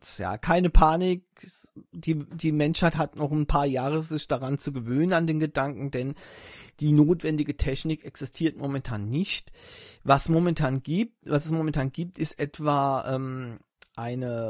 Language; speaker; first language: German; native; German